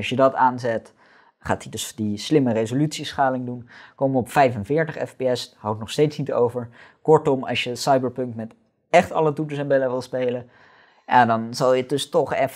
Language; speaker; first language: Dutch; native; Dutch